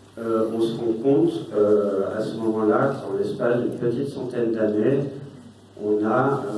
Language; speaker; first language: French; native; French